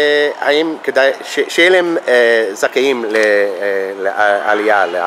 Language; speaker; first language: Hebrew; non-native, fluent; English